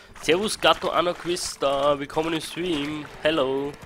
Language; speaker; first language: German; native; German